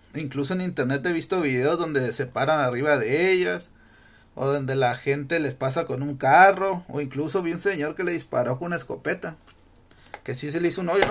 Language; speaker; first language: Spanish; native; Spanish